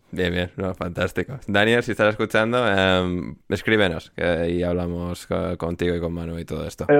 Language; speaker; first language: Spanish; native; Spanish